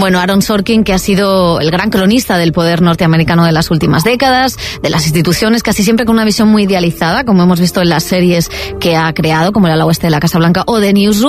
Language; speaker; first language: Spanish; native; Spanish